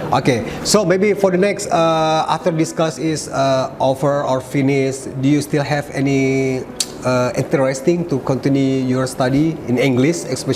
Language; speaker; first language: English; non-native, learner; Indonesian